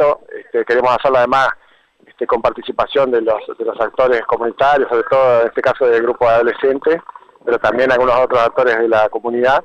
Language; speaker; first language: Spanish; native; Spanish